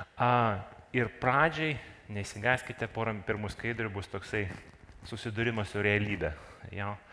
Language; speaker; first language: Lithuanian; non-native, local second language; Russian